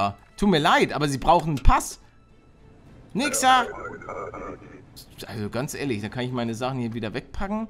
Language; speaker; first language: German; native; German